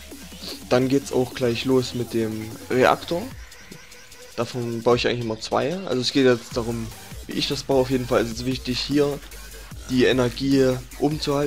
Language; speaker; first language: German; native; German